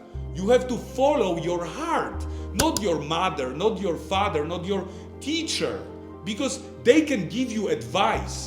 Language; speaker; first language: English; non-native, fluent; Polish